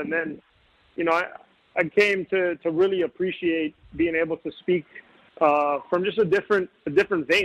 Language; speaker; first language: English; native; English